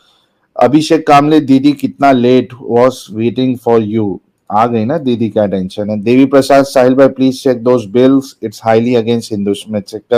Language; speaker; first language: Hindi; native; Hindi